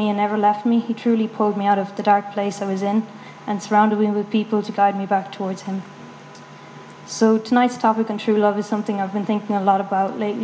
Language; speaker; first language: English; native; English